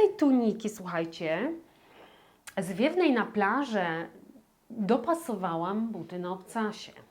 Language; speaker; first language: Polish; native; Polish